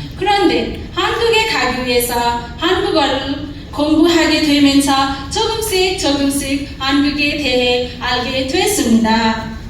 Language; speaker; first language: Korean; non-native, learner; Limbu